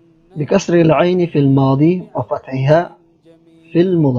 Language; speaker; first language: Arabic; non-native, fluent; Maranao